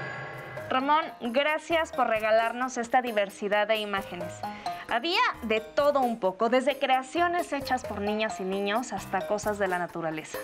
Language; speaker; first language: Spanish; native; Spanish